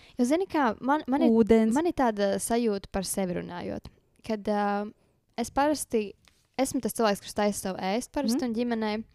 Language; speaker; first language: Latvian; native; Latvian